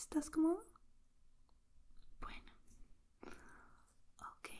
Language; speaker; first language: Spanish; non-native, learner; English